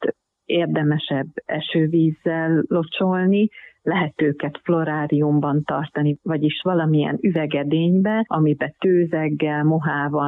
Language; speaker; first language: Hungarian; native; Hungarian